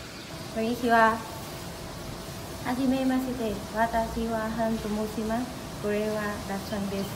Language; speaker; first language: Japanese; non-native, learner; Vietnamese